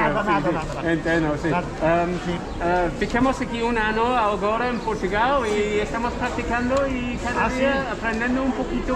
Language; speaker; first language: Portuguese; non-native, learner; English